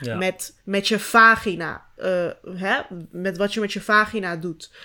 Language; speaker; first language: Dutch; early bilingual, other home language; Turkish